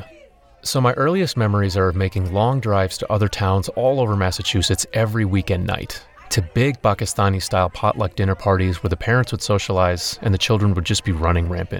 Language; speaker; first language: English; native; English